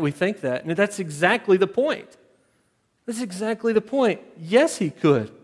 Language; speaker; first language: English; native; English